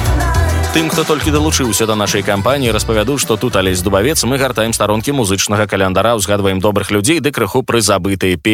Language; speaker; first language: Belarusian; native; Belarusian